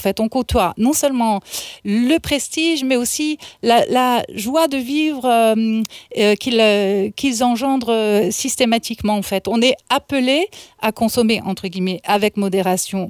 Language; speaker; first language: French; native; French